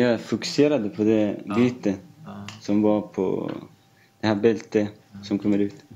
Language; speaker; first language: Swedish; non-native, fluent; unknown